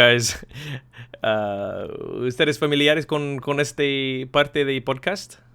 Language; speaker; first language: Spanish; non-native, learner; English